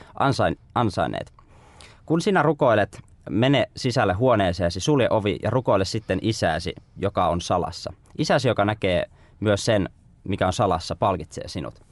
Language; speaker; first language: Finnish; native; Finnish